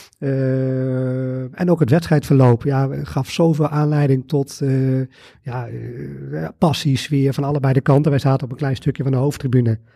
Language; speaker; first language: Dutch; native; Dutch